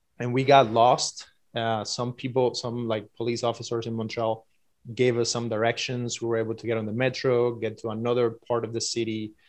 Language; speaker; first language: English; non-native, fluent; Spanish